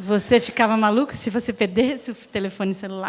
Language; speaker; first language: Portuguese; native; Portuguese